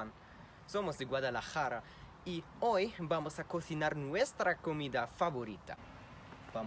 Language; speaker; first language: Spanish; non-native, learner; German